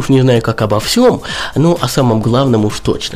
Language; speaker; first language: Russian; native; Russian